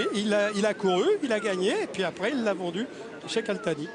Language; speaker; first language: French; native; French